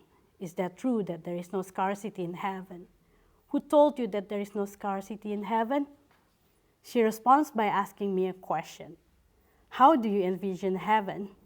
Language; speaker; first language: English; non-native, fluent; Indonesian